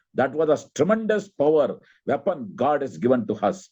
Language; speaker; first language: English; non-native, local second language; Kannada